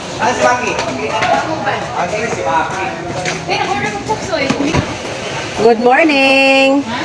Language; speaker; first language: Filipino; non-native, local second language; Cebuano